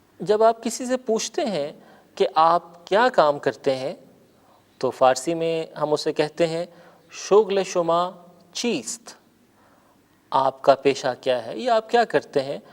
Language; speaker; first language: Urdu; native; Urdu